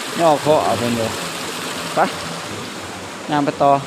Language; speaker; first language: Thai; non-native, local second language; Northeastern Thai